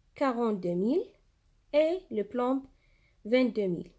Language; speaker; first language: French; non-native, local second language; Arabic